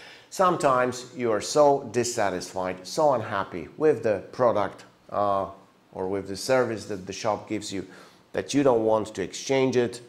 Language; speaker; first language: English; non-native, fluent; Polish